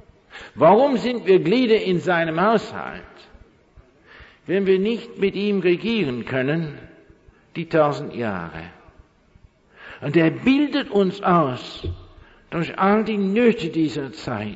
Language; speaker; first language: German; non-native, fluent; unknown